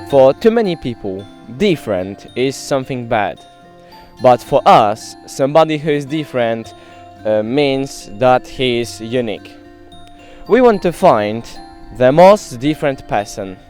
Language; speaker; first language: English; non-native, learner; Polish